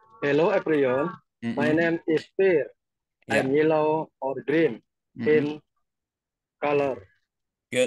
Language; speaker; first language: English; non-native, learner; Indonesian